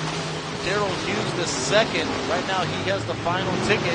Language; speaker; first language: English; native; English